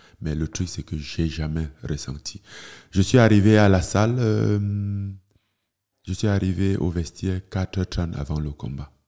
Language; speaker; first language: French; non-native, local second language; Ghomala